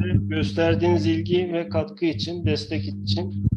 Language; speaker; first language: Turkish; native; Turkish